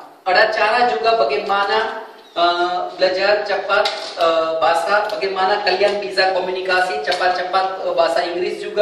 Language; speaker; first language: Indonesian; non-native, fluent; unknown